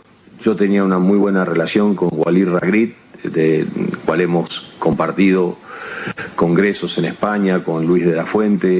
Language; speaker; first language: Spanish; native; Spanish